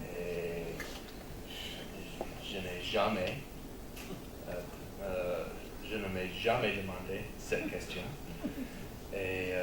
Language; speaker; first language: French; non-native, learner; English